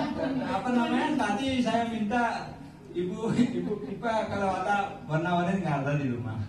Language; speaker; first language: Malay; non-native, fluent; Bangla